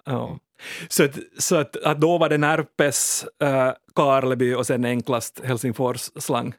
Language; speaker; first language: Swedish; native; Swedish